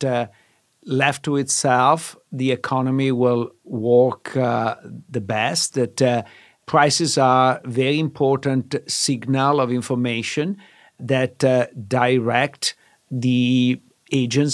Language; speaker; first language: English; non-native, fluent; Italian